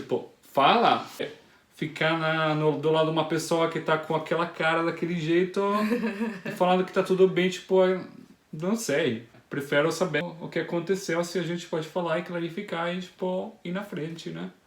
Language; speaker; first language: Portuguese; non-native, fluent; Italian